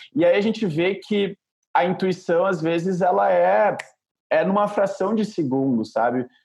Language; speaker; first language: Portuguese; native; Portuguese